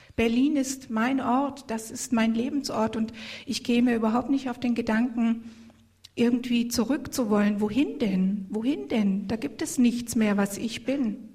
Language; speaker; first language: German; early bilingual, other home language; Croatian